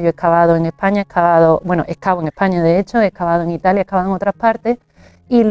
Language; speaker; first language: Spanish; native; Spanish